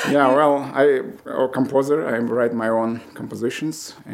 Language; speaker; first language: English; non-native, fluent; Romanian